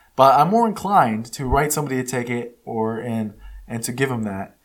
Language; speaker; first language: English; early bilingual, other home language; Spanish